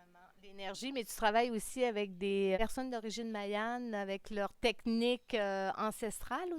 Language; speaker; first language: French; native; French